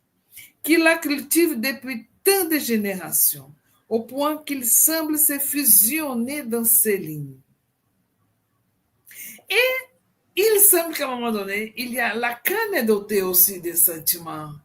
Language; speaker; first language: French; non-native, fluent; Portuguese